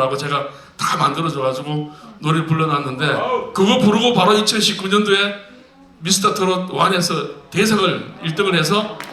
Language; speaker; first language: Korean; native; Korean